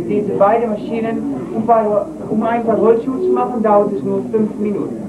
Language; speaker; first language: German; non-native, learner; Dutch